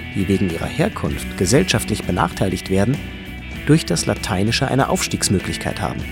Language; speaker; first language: German; native; German